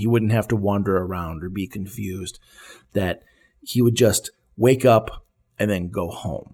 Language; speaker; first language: English; native; English